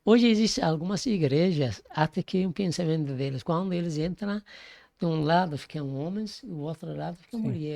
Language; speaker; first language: Portuguese; non-native, fluent; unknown